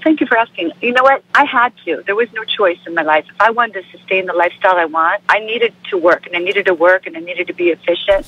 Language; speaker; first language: English; native; English